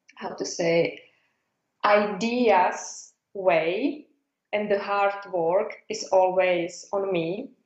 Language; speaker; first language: English; non-native, fluent; Czech